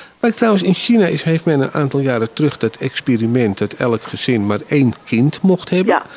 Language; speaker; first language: Dutch; native; Dutch